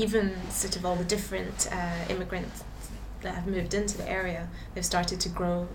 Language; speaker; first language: English; native; English